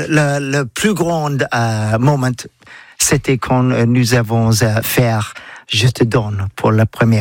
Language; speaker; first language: French; non-native, learner; English